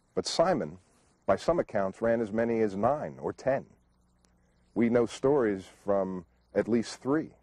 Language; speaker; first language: English; native; English